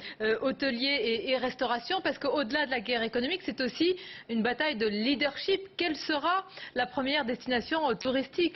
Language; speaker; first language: French; native; French